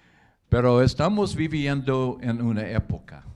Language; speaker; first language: Spanish; non-native, learner; English